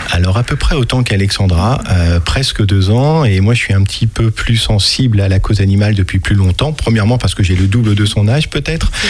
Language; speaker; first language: French; native; French